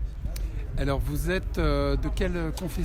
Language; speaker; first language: French; native; French